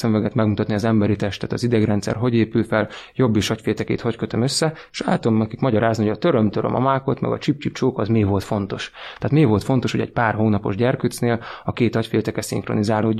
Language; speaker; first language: Hungarian; native; Hungarian